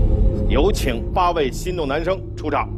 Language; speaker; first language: Chinese; native; Chinese